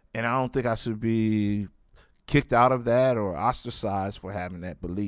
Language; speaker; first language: English; native; English